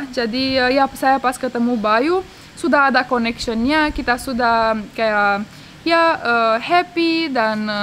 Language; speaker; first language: Indonesian; non-native, fluent; Romanian